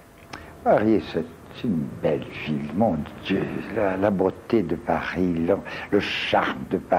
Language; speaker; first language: French; non-native, fluent; Portuguese